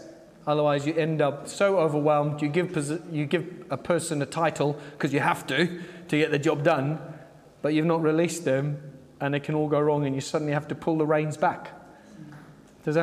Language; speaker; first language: English; native; English